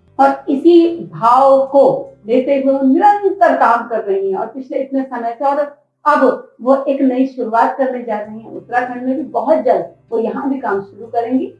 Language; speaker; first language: Hindi; native; Hindi